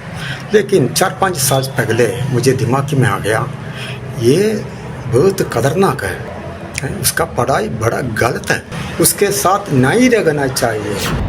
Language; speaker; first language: Hindi; non-native, local second language; Malayalam